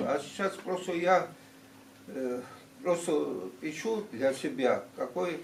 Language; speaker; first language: Russian; non-native, fluent; Georgian